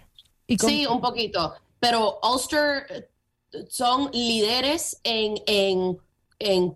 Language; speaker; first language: Spanish; early bilingual, heritage; Spanish